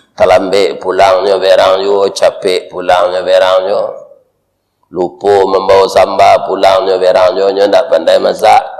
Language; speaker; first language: Malay; non-native, local second language; Minangkabau